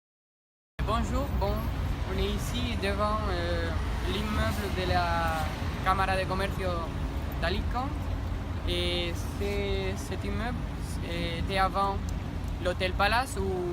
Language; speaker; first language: French; non-native, fluent; Spanish